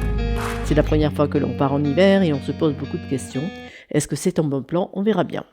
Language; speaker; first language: French; native; French